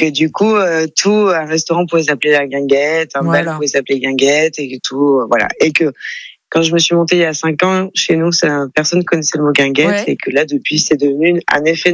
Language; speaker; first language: French; native; French